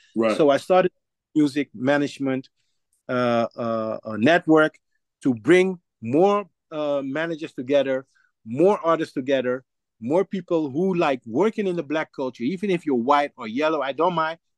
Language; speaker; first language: English; non-native, fluent; Dutch